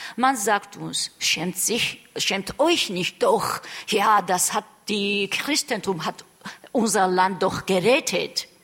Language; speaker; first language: German; non-native, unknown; Georgian